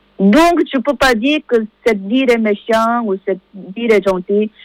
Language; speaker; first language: French; non-native, learner; Korean